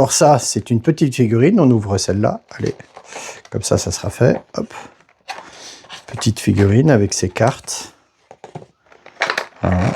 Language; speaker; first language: French; native; French